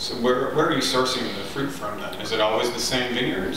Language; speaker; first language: English; native; English